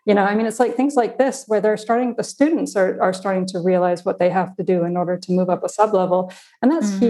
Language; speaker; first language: English; non-native, local second language; Afrikaans